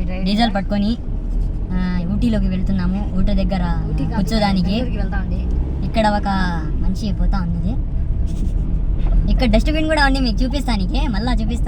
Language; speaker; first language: Telugu; non-native, local second language; Urdu